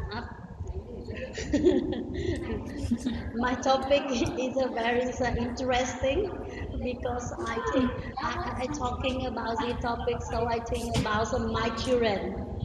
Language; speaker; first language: English; non-native, learner; Vietnamese